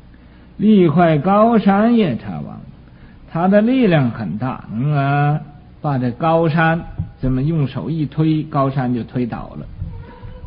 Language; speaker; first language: Chinese; native; Chinese